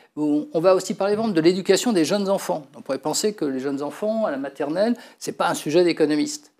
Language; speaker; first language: French; native; French